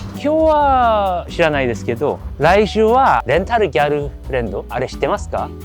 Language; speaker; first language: Japanese; non-native, learner; English